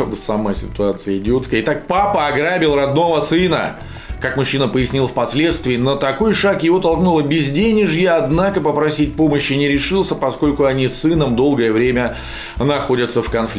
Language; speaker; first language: Russian; native; Russian